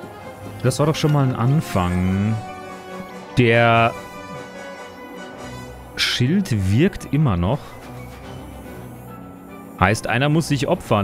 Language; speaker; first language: German; native; German